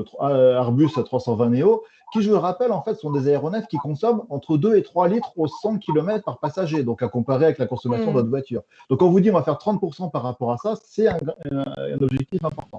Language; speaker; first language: French; native; French